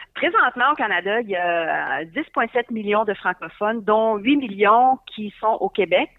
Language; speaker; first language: French; native; French